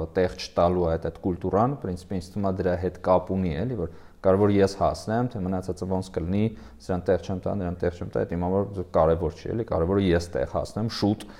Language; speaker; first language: Armenian; native; Armenian